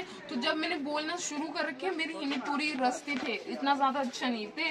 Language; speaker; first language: Hindi; non-native, learner; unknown